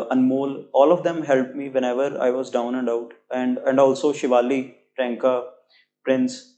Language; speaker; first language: English; non-native, local second language; Punjabi